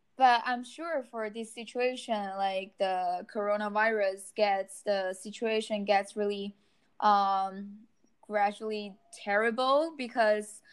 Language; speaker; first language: English; non-native, fluent; Chinese